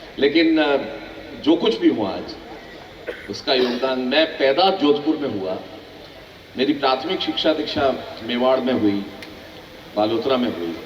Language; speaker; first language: Hindi; native; Hindi